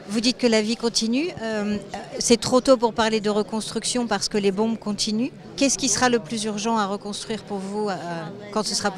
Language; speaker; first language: French; native; French